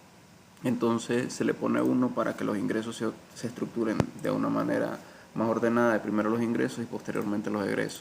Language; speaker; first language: Spanish; native; Spanish